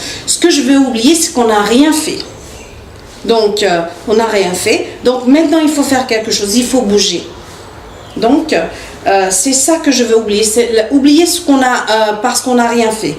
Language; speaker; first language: French; non-native, local second language; Morisyen